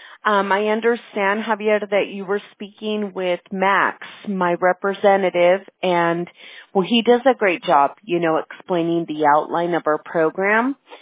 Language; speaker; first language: English; early bilingual, other home language; Spanish